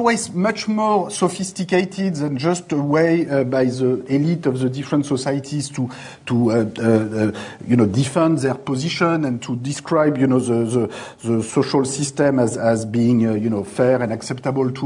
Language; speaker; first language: English; non-native, fluent; French